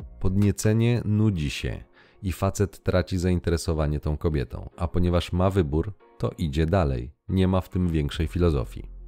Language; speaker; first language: Polish; native; Polish